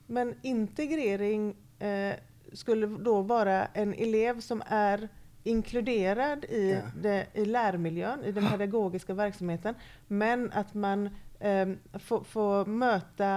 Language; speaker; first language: Swedish; native; Swedish